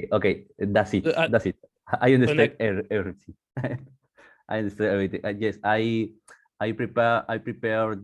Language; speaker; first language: English; non-native, learner; Spanish